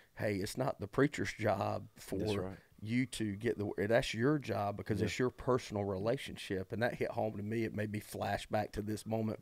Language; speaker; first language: English; native; English